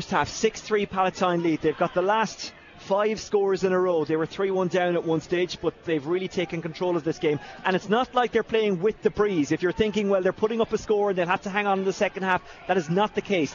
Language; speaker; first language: English; native; English